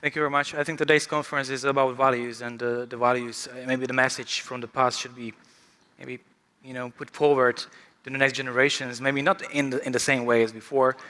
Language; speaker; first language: English; non-native, fluent; Slovak